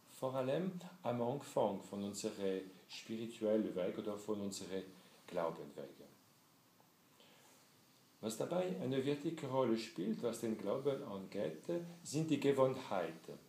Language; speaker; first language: German; non-native, fluent; French